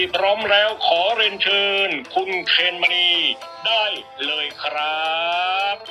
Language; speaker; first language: Thai; native; Thai